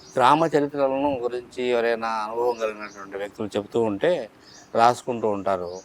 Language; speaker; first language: Telugu; native; Telugu